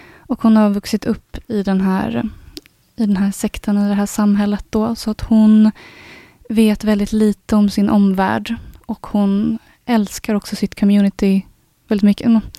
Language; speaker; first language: Swedish; native; Swedish